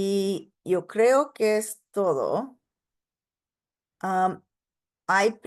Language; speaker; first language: Spanish; non-native, local second language; English